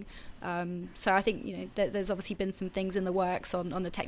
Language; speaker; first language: English; native; English